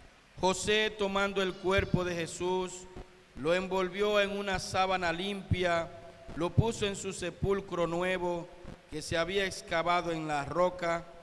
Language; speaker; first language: Spanish; native; Spanish